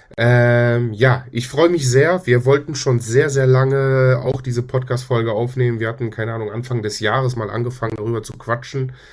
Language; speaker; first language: German; native; German